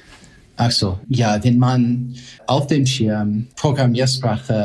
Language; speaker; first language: German; non-native, fluent; English